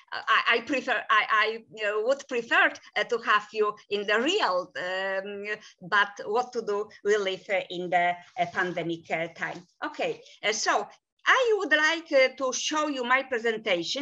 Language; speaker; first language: English; non-native, fluent; Polish